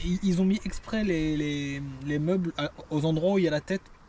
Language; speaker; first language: French; native; French